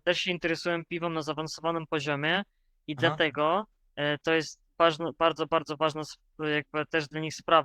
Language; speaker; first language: Polish; non-native, fluent; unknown